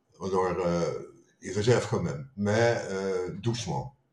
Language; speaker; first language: French; non-native, fluent; Dutch